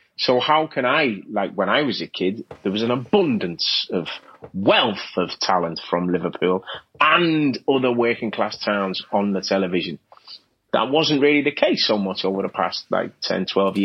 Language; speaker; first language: English; native; English